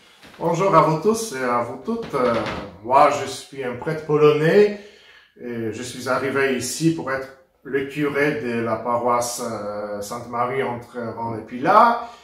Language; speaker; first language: French; non-native, fluent; Polish